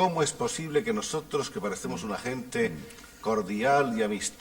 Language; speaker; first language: Spanish; native; Spanish